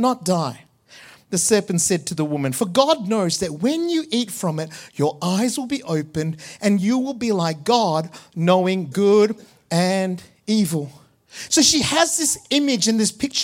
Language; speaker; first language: English; early bilingual, other home language; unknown